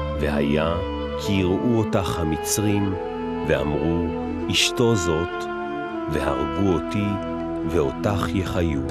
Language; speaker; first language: Hebrew; native; Hebrew